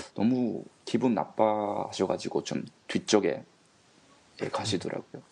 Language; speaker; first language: Korean; non-native, fluent; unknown